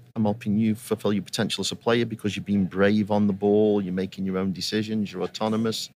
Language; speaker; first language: English; native; English